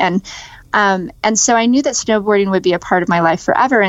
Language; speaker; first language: English; native; English